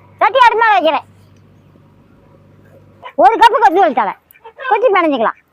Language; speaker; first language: Tamil; native; Tamil